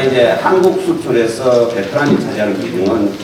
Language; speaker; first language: Korean; native; Korean